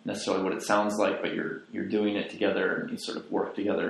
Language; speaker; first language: English; native; English